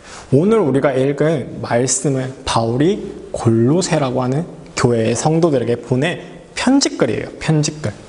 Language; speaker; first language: Korean; native; Korean